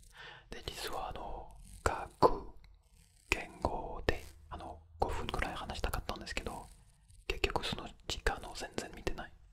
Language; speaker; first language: Japanese; non-native, fluent; French